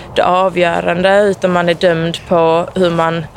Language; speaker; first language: Swedish; native; Swedish